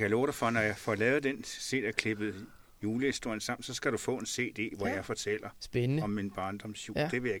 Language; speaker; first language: Danish; native; Danish